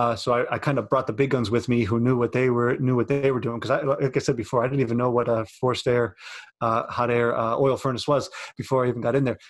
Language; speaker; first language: English; native; English